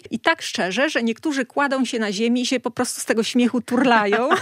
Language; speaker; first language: Polish; native; Polish